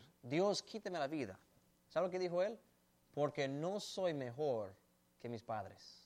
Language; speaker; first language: Spanish; native; Spanish